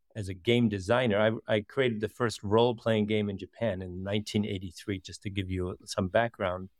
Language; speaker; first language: English; early bilingual, other home language; Dutch